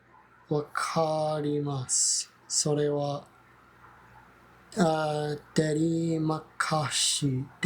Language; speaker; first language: Japanese; non-native, learner; English